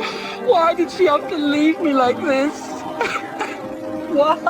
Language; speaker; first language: English; native; English